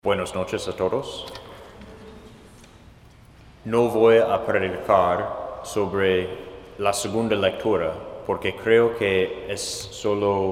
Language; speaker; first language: Spanish; non-native, fluent; English